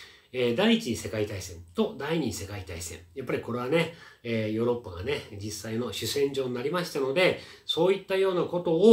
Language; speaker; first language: Japanese; native; Japanese